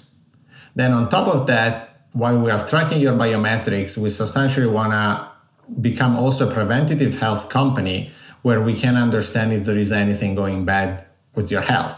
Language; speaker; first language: English; non-native, fluent; Italian